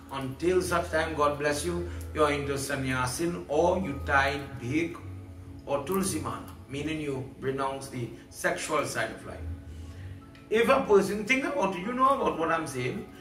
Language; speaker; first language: English; native; English